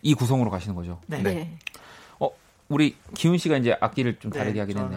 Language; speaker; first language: Korean; native; Korean